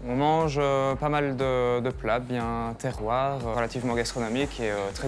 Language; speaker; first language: French; native; French